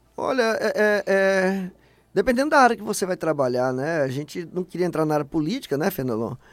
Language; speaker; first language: Portuguese; native; Portuguese